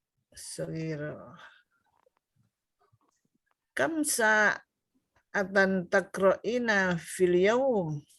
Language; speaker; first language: Arabic; non-native, learner; Indonesian